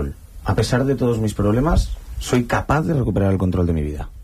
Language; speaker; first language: Spanish; native; Spanish